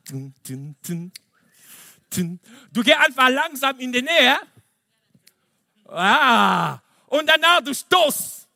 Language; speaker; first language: German; non-native, fluent; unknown